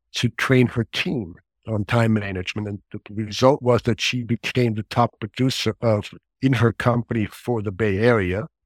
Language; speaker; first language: English; non-native, fluent; German